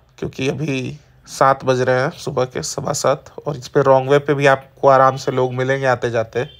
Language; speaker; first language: Hindi; native; Hindi